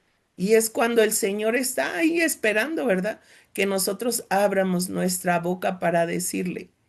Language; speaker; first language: Spanish; native; Spanish